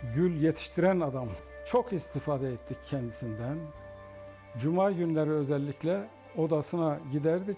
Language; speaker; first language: Turkish; native; Turkish